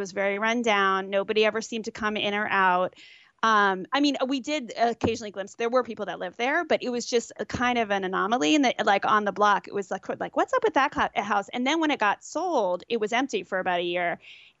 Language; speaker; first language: English; native; English